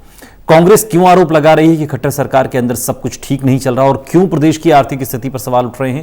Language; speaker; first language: Hindi; native; Hindi